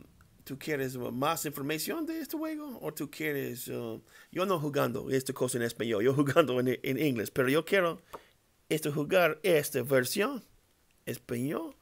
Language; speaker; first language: Spanish; non-native, learner; English